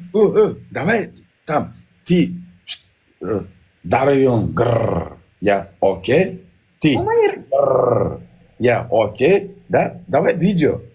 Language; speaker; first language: Russian; non-native, learner; Uzbek